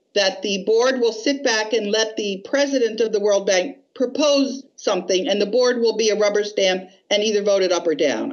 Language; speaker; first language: English; native; English